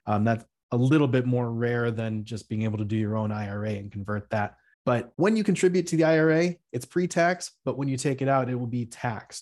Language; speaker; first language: English; native; English